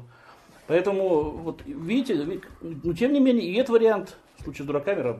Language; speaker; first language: Russian; native; Russian